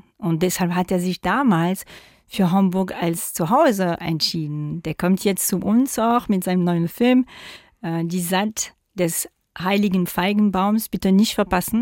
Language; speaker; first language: German; non-native, fluent; French